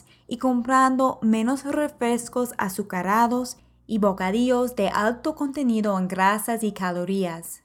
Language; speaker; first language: Spanish; non-native, fluent; English